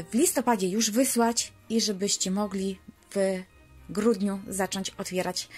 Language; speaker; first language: Polish; non-native, fluent; Ukrainian